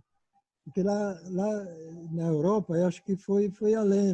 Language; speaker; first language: Portuguese; non-native, fluent; Italian